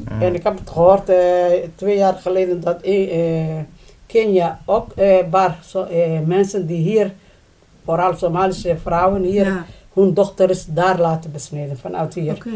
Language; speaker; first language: Dutch; non-native, learner; Somali